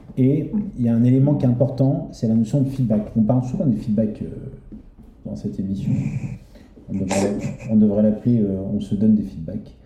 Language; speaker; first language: French; native; French